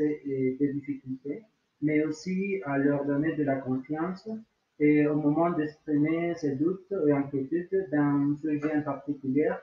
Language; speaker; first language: French; non-native, learner; Spanish